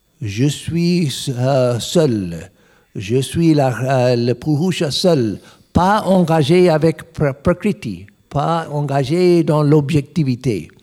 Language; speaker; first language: French; non-native, learner; English